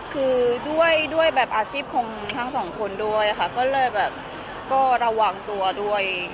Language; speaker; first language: Thai; native; Thai